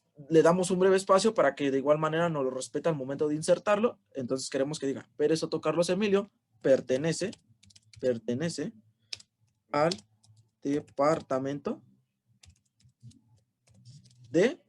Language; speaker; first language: Spanish; native; Spanish